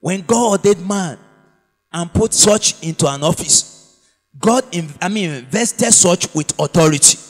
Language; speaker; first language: English; non-native, local second language; Yoruba